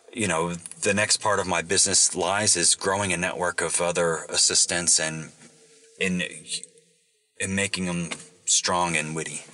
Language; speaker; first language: English; native; English